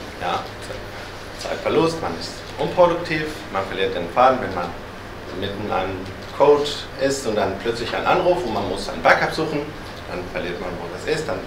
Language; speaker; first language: German; non-native, fluent; Spanish